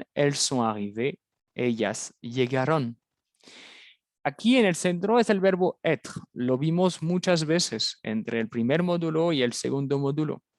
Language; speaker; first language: Spanish; non-native, fluent; French